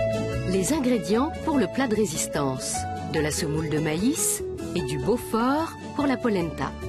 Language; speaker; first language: French; native; French